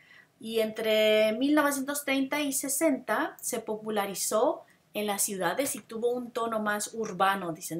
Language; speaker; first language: Spanish; non-native, fluent; English